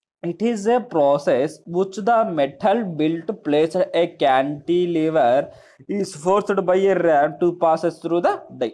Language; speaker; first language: English; non-native, local second language; Telugu